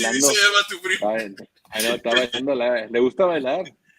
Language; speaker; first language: Spanish; early bilingual, other home language; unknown